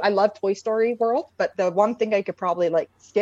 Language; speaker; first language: English; native; English